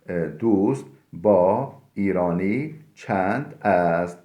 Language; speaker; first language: Persian; non-native, fluent; Turkish